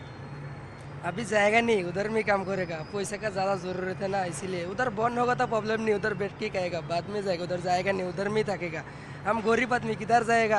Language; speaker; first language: Hindi; non-native, local second language; Bangla